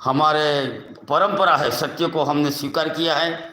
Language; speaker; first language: Hindi; non-native, local second language; Gujarati